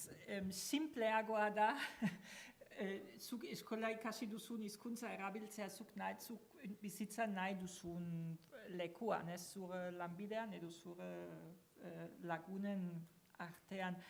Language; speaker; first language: Basque; non-native, fluent; German